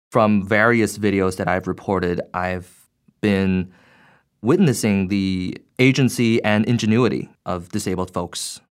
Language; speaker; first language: English; non-native, fluent; Chinese